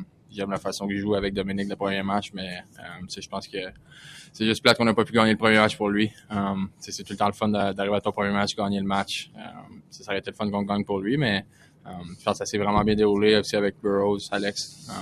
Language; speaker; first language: French; native; French